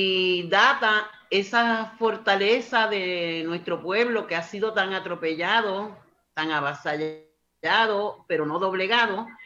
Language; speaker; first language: Spanish; native; Spanish